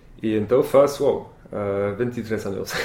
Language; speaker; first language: Portuguese; non-native, learner; French